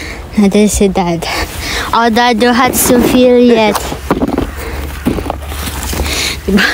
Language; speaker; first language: German; non-native, learner; Cebuano